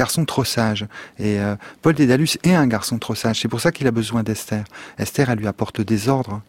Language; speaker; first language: French; native; French